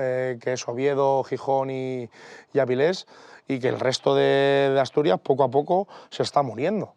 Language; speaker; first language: Spanish; native; Spanish